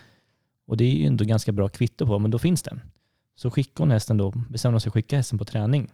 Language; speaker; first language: Swedish; native; Swedish